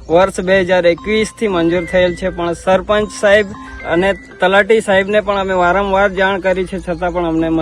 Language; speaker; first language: Gujarati; non-native, local second language; Gamit